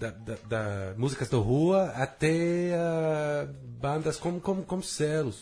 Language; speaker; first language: Portuguese; non-native, fluent; English